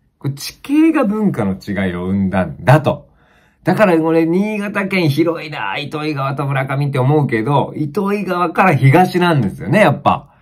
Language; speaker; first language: Japanese; native; Japanese